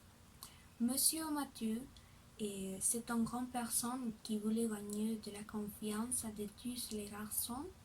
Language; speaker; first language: French; non-native, learner; Spanish